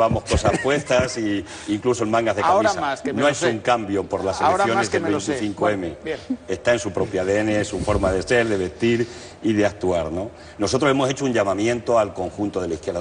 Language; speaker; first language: Spanish; native; Spanish